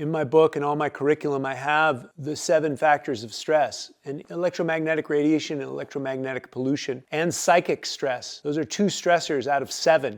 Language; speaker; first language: English; native; English